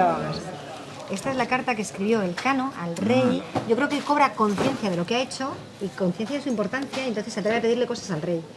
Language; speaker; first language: Spanish; native; Spanish